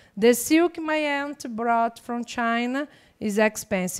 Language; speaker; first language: English; non-native, fluent; Portuguese